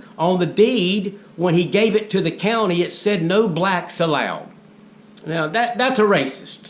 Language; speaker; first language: English; native; English